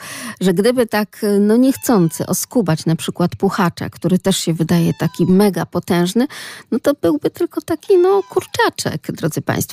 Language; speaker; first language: Polish; native; Polish